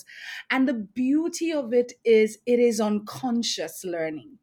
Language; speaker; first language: English; non-native, local second language; Esan